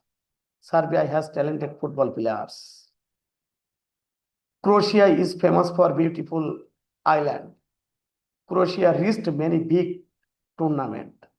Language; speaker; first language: English; non-native, fluent; Bangla